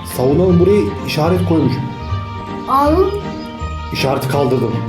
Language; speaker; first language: Turkish; native; Turkish